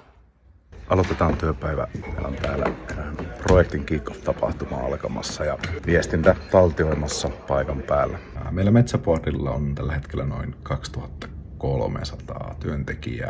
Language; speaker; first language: Finnish; native; Finnish